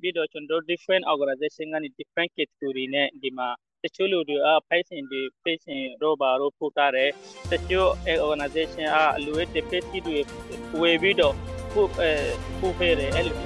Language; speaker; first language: Burmese; non-native, local second language; Rohingya